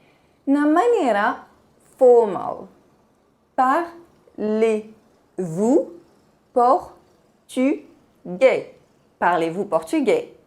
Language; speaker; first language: French; non-native, fluent; Portuguese